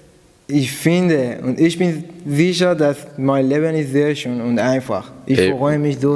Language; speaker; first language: German; non-native, learner; Persian